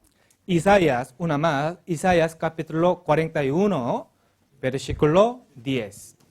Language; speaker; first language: Spanish; non-native, learner; Korean